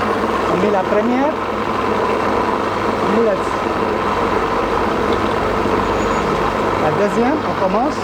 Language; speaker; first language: French; non-native, learner; Arabic